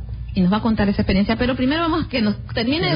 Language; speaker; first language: Spanish; native; Spanish